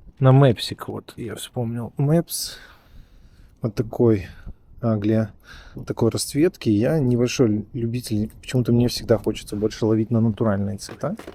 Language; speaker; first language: Russian; native; Russian